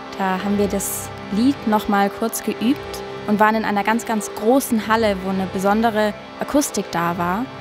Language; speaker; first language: German; native; German